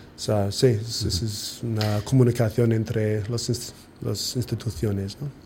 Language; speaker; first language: Spanish; non-native, fluent; English